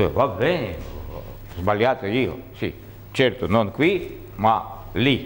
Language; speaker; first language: Italian; non-native, learner; Russian